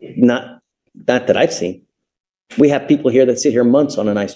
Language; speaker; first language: English; native; English